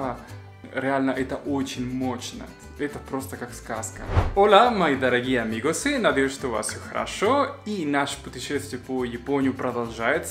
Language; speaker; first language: Russian; non-native, fluent; Spanish